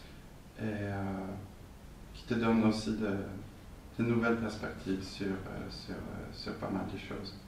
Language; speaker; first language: French; non-native, fluent; Swedish